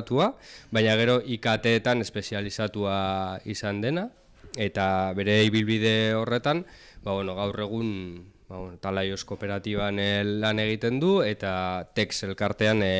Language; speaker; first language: Basque; native; Basque